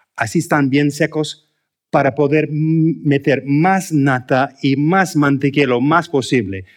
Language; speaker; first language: Spanish; non-native, fluent; English